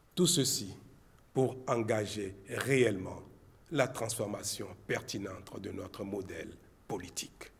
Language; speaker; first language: French; non-native, local second language; Fon